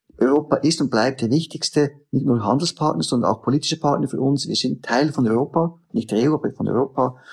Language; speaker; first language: German; native; German